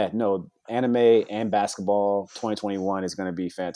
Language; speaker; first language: English; native; English